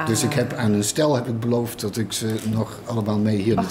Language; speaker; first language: Dutch; native; Dutch